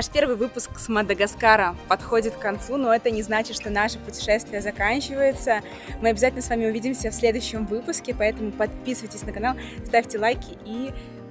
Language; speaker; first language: Russian; native; Russian